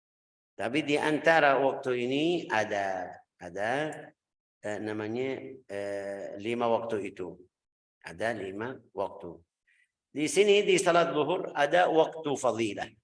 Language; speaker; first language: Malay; non-native, fluent; Arabic